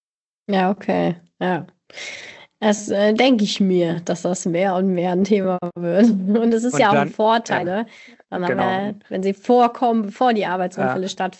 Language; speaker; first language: German; native; German